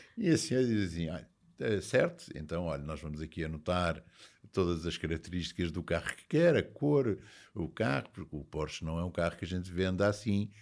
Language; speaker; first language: Portuguese; native; Portuguese